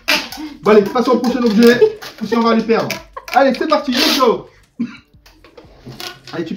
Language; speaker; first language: French; native; French